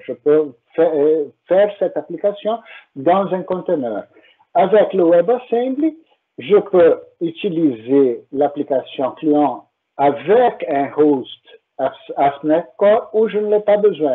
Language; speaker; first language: French; non-native, fluent; Portuguese